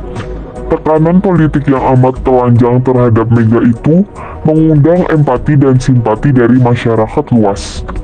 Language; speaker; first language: Indonesian; native; Indonesian